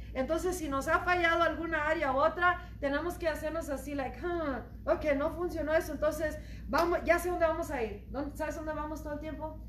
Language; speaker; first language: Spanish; early bilingual, heritage; Spanish